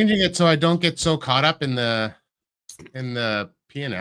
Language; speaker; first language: English; native; English